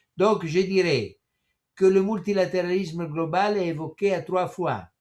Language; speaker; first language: French; non-native, fluent; Italian